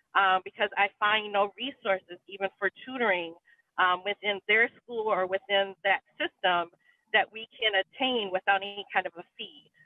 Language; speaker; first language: English; native; English